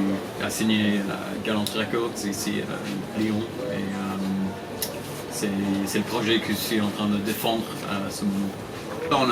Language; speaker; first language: French; non-native, fluent; English